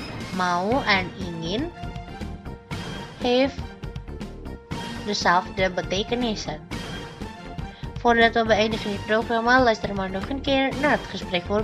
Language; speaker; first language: Dutch; non-native, fluent; Indonesian